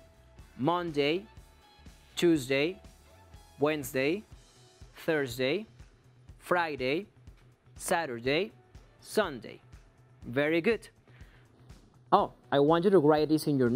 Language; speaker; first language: English; non-native, fluent; Spanish